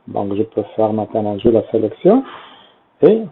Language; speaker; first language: French; non-native, local second language; Arabic